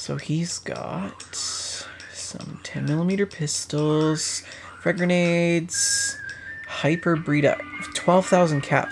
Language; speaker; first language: English; native; English